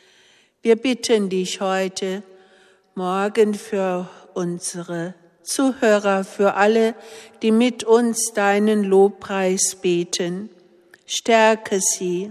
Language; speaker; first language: German; native; German